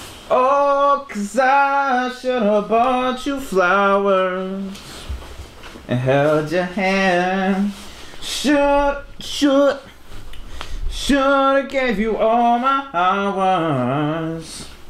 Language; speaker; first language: English; early bilingual, other home language; Spanish